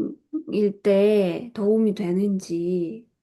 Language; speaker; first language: Korean; non-native, fluent; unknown